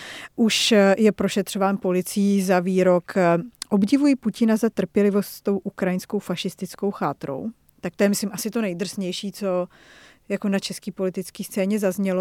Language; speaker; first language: Czech; native; Czech